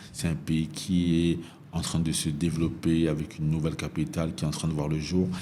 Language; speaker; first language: French; native; French